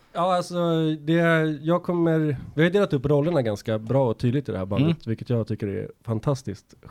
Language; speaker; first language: Swedish; native; Swedish